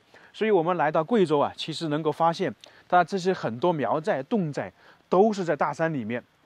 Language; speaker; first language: Chinese; native; Chinese